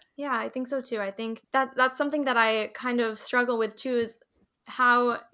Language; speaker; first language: English; early bilingual, other home language; Hindi